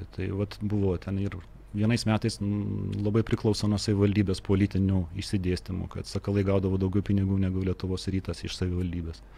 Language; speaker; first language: Lithuanian; native; Lithuanian